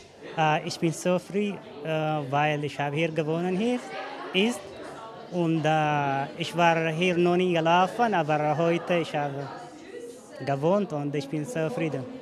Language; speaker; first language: German; non-native, learner; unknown